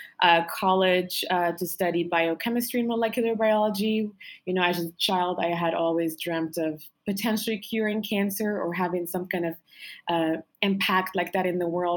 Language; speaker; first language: English; non-native, fluent; Arabic